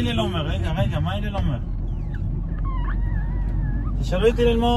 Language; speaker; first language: Hebrew; native; Hebrew